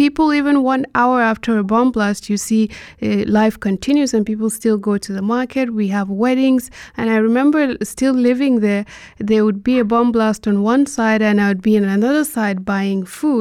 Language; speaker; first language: English; non-native, local second language; Hausa